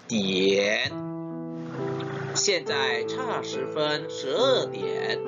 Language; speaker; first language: Chinese; non-native, fluent; Indonesian